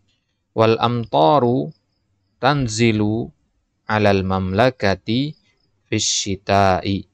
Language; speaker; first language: Arabic; non-native, fluent; Indonesian